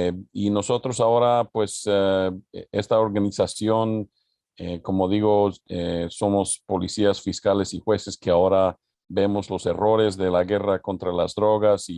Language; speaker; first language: Spanish; early bilingual, other home language; English